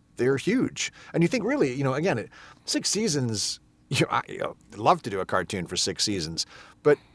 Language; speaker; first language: English; native; English